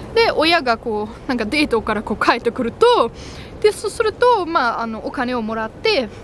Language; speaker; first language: Japanese; non-native, fluent; German